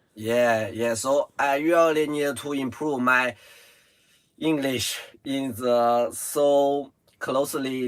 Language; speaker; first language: English; non-native, learner; Chinese